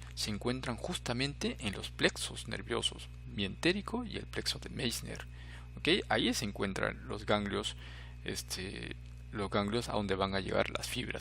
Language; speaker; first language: Spanish; native; Spanish